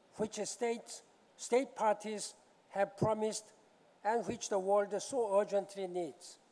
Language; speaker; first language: English; non-native, fluent; Korean